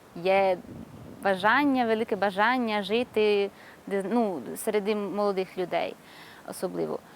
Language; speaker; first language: Ukrainian; non-native, learner; Italian